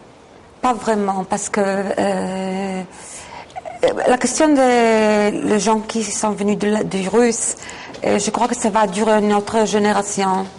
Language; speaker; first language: French; non-native, fluent; Hebrew